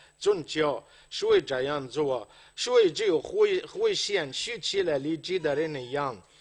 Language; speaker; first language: Chinese; non-native, fluent; Arabic